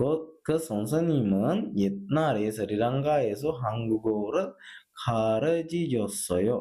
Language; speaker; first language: Korean; non-native, fluent; Sinhala